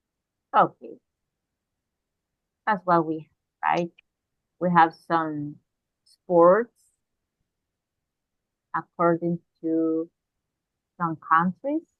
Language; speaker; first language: English; non-native, fluent; Spanish